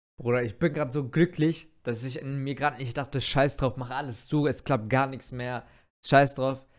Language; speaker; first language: German; early bilingual, other home language; Turkish